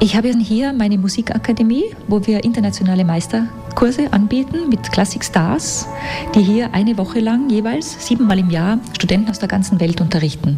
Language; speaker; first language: German; native; German